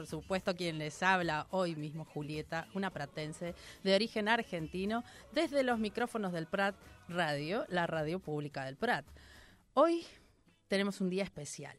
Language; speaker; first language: Spanish; native; Spanish